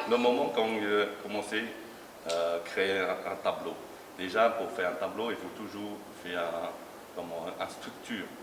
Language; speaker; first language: French; non-native, learner; Chinese